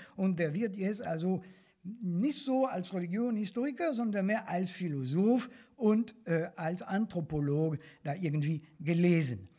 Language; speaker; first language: German; non-native, fluent; French